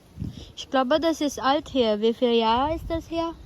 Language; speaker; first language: German; non-native, learner; Filipino